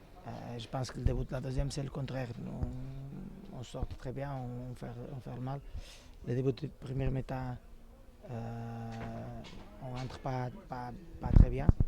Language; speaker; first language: French; non-native, fluent; Portuguese